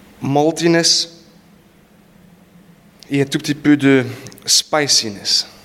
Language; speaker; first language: French; non-native, local second language; Dutch